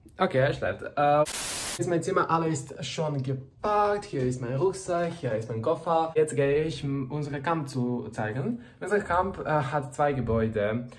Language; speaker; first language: German; non-native, learner; Serbian